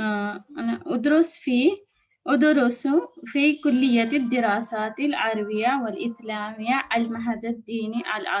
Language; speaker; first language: Arabic; non-native, learner; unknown